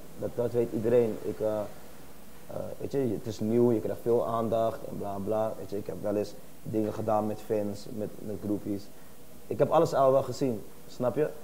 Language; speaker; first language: Dutch; native; Dutch